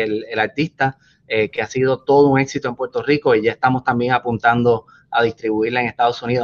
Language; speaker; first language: Spanish; native; Spanish